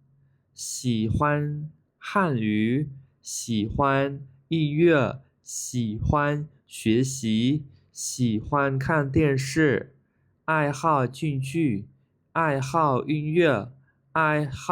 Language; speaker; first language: Chinese; non-native, fluent; Khmer